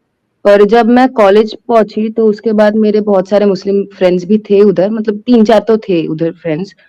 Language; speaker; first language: Hindi; non-native, local second language; Bangla